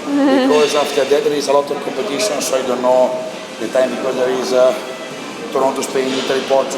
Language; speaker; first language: English; non-native, learner; Italian